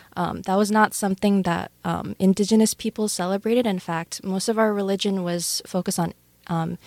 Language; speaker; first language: English; native; English